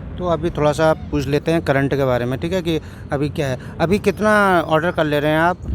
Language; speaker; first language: Hindi; native; Hindi